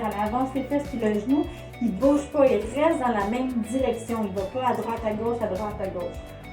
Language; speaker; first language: French; native; French